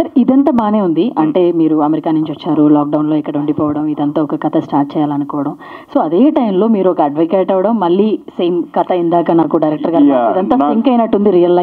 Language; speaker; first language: Telugu; native; Telugu